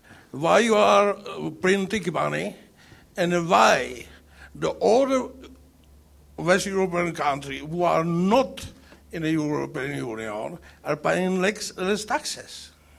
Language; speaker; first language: English; non-native, learner; Czech